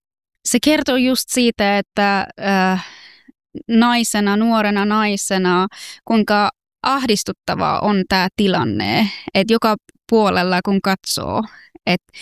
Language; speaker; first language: Finnish; non-native, fluent; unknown